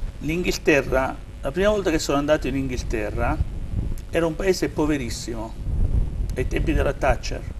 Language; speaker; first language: Italian; native; Italian